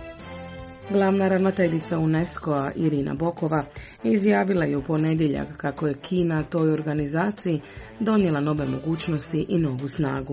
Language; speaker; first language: Croatian; native; Croatian